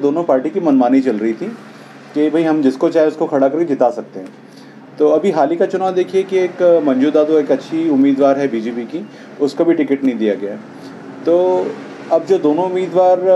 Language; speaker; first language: Hindi; native; Hindi